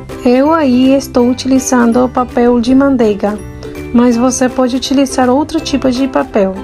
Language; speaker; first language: Portuguese; non-native, fluent; Spanish